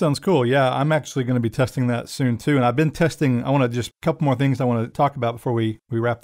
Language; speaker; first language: English; native; English